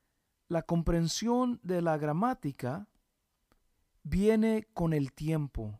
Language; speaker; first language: Spanish; early bilingual, heritage; Spanish